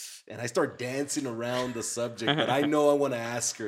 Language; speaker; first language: English; early bilingual, other home language; Spanish